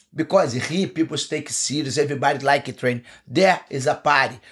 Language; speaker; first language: English; non-native, learner; Portuguese